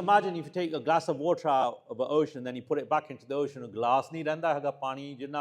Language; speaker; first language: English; early bilingual, heritage; Punjabi